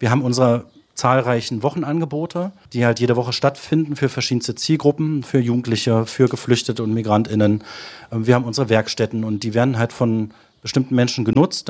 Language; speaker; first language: German; native; German